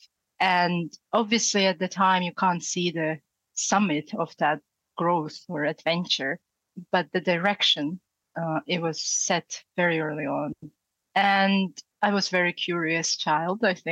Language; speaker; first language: English; non-native, fluent; Russian